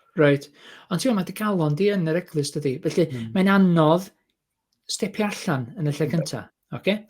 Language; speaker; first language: Welsh; native; Welsh